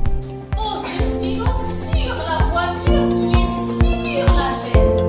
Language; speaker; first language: French; non-native, local second language; Arabic